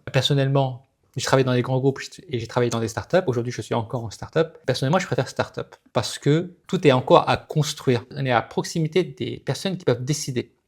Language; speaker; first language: French; native; French